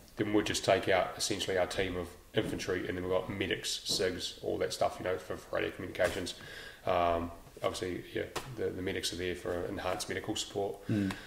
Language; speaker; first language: English; native; English